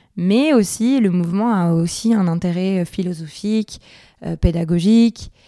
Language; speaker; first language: French; native; French